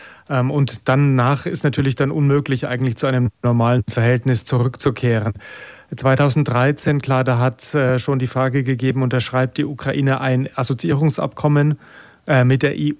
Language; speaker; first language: German; native; German